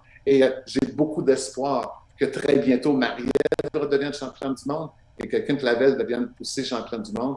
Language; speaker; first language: French; native; French